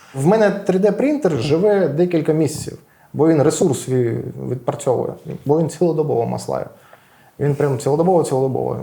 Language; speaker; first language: Ukrainian; non-native, local second language; Russian